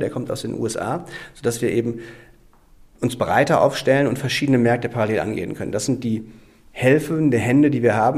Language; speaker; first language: German; native; German